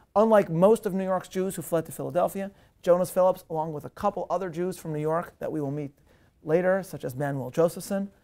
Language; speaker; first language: English; native; English